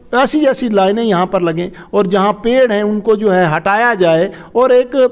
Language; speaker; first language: Hindi; non-native, local second language; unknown